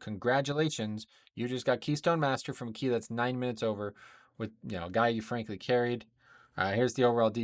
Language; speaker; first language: English; native; English